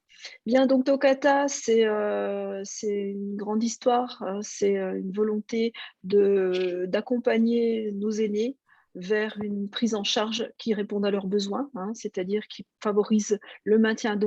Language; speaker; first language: French; native; French